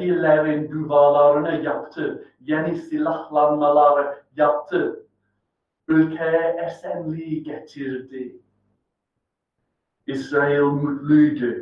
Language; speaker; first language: Turkish; non-native, fluent; English